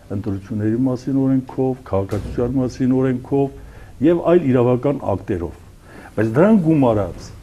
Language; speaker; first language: Armenian; non-native, local second language; Kurdish